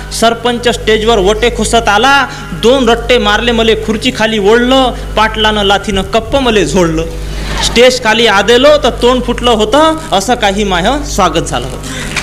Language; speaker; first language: Marathi; non-native, local second language; Urdu